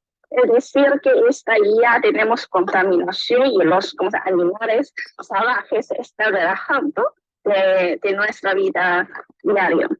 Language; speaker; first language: Spanish; non-native, learner; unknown